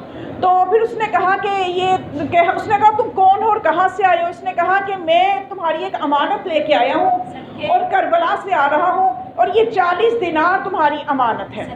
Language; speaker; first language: Urdu; native; Urdu